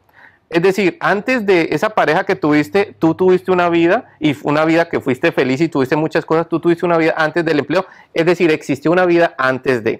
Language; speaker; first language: Spanish; native; Spanish